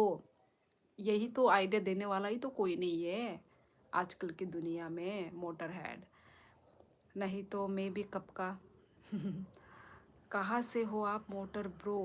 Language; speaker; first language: Hindi; non-native, local second language; Kok Borok